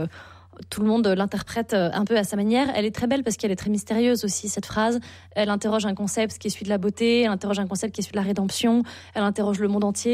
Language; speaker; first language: French; native; French